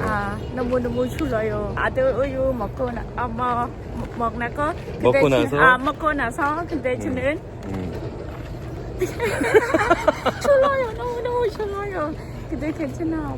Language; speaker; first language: Korean; non-native, learner; Khmer